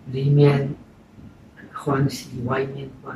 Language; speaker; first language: Chinese; non-native, fluent; Czech